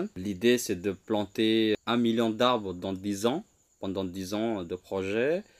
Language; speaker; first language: French; non-native, fluent; Indonesian